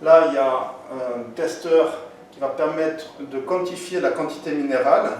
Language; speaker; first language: French; native; French